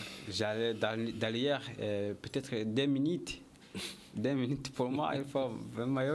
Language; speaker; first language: French; non-native, learner; Kinyarwanda